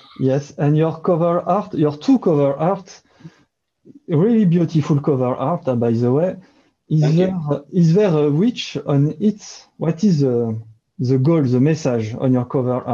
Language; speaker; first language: English; non-native, learner; French